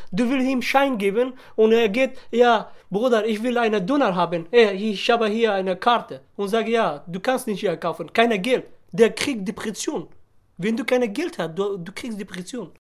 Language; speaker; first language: German; non-native, learner; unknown